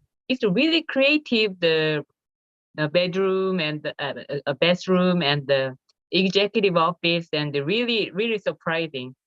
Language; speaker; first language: English; non-native, learner; Korean